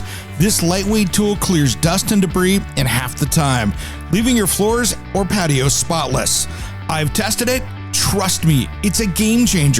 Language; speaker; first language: English; native; English